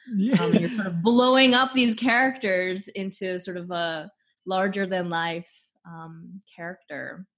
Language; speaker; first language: English; native; English